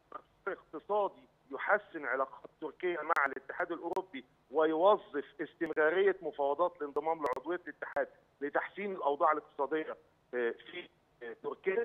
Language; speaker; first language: Arabic; native; Arabic